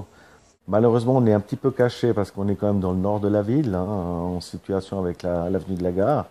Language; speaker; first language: French; native; French